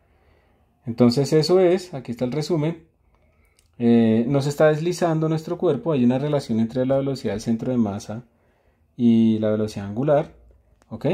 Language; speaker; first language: Spanish; native; Spanish